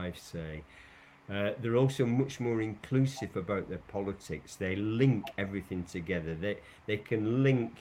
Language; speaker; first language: English; native; English